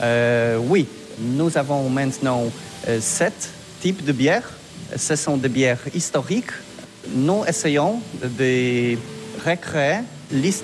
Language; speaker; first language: French; non-native, learner; Polish